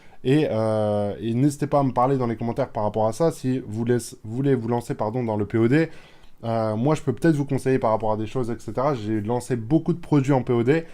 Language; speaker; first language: French; native; French